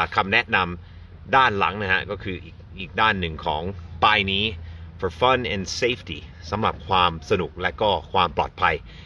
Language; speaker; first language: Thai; non-native, fluent; English